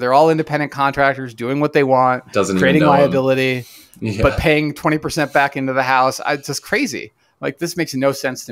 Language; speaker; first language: English; native; English